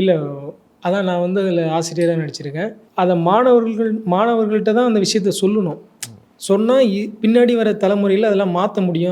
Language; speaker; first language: Tamil; native; Tamil